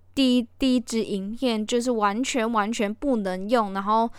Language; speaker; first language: Chinese; native; Chinese